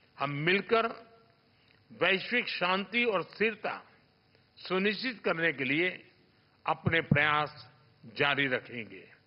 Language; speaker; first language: Hindi; non-native, local second language; Gujarati